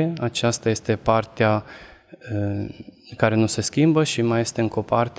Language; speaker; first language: Romanian; non-native, local second language; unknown